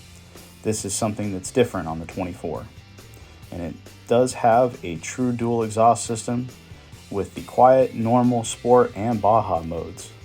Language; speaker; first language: English; native; English